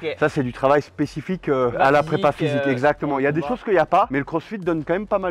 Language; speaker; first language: French; native; French